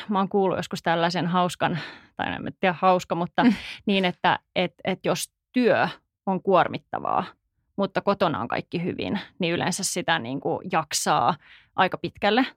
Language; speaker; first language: Finnish; native; Finnish